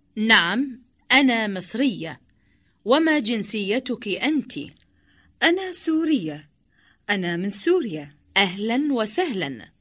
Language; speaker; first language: Arabic; non-native, learner; Indonesian